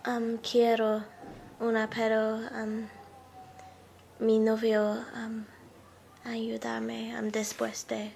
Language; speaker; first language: Spanish; non-native, learner; English